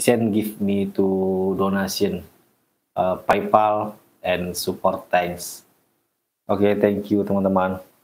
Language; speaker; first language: English; non-native, learner; Indonesian